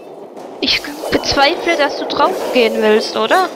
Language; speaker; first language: German; native; German